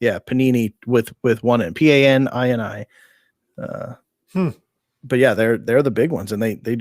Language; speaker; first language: English; native; English